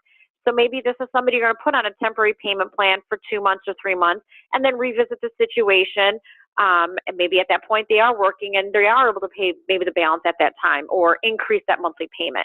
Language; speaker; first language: English; native; English